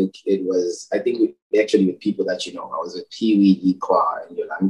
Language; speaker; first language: English; non-native, local second language; North Ndebele